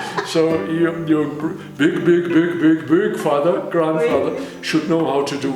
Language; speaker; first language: English; non-native, learner; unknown